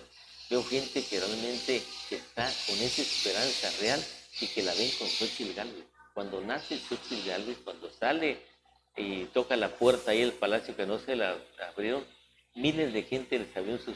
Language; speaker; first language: Spanish; native; Spanish